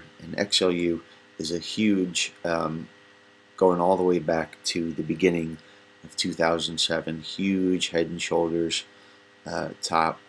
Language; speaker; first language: English; native; English